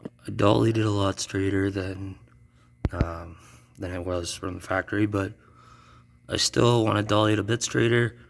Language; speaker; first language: English; native; English